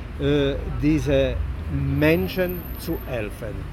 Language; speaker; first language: German; non-native, learner; Italian